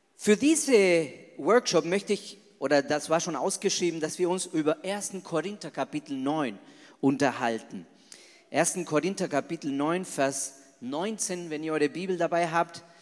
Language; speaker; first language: German; non-native, fluent; Spanish